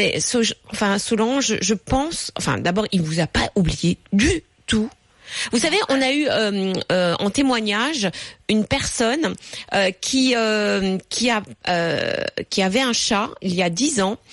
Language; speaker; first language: French; native; French